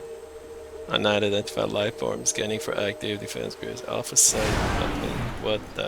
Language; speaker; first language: English; non-native, fluent; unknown